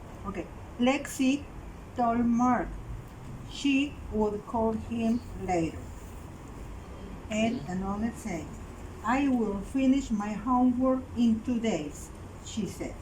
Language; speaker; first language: English; non-native, learner; Spanish